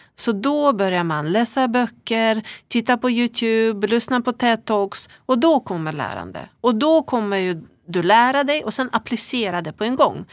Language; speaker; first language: Swedish; non-native, fluent; Russian